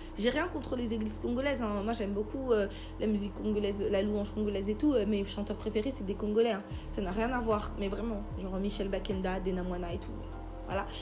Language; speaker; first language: French; early bilingual, other home language; Lingala